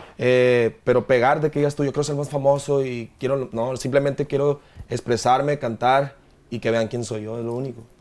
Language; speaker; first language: Spanish; native; Spanish